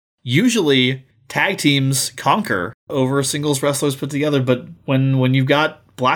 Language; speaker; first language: English; native; English